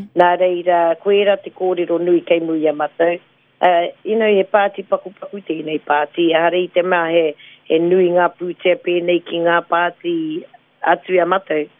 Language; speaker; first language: Māori; non-native, local second language; English